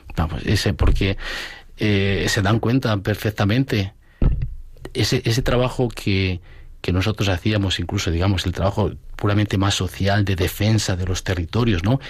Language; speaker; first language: Spanish; native; Spanish